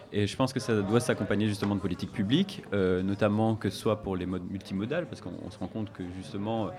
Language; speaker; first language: French; native; French